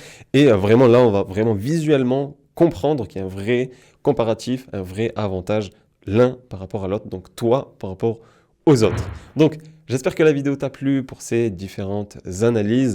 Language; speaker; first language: French; native; French